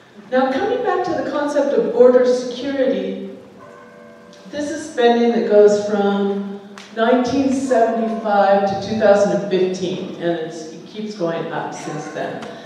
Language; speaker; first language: English; native; English